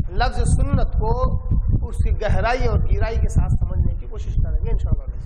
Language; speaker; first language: Urdu; native; Urdu